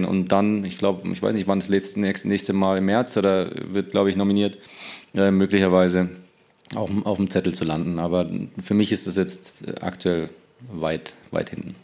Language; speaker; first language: German; native; German